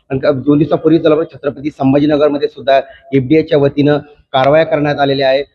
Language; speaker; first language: Marathi; native; Marathi